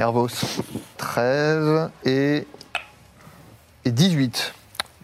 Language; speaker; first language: French; native; French